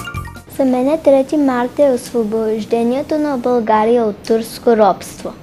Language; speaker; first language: Bulgarian; early bilingual, heritage; Bulgarian